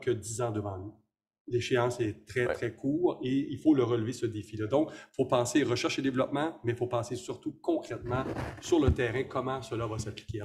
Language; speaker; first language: French; native; French